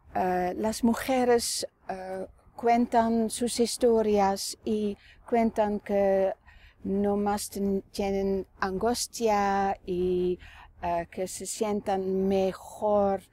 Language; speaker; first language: Spanish; non-native, learner; Dutch